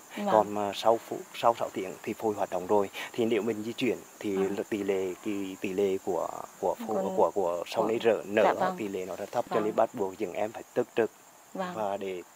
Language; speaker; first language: Vietnamese; native; Vietnamese